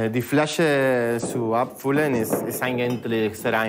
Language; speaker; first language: German; non-native, learner; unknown